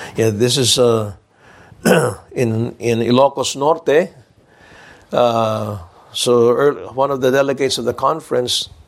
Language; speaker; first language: English; non-native, local second language; Filipino